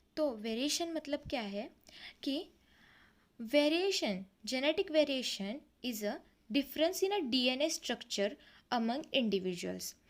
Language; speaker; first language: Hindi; non-native, local second language; Marathi